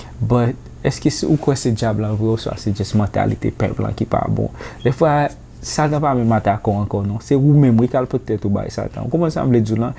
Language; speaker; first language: Haitian Creole; native; Haitian Creole